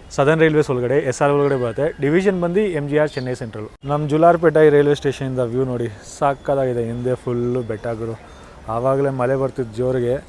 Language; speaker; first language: Kannada; non-native, local second language; Hindi